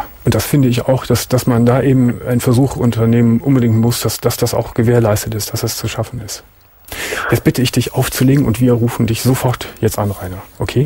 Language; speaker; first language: German; native; German